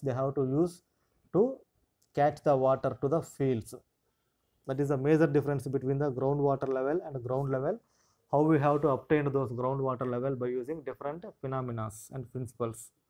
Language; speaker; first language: English; non-native, local second language; Telugu